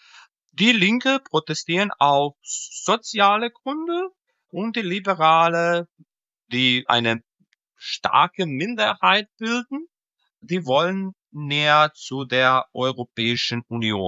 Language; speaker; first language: German; non-native, fluent; Serbian